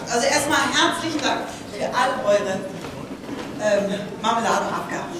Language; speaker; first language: German; native; German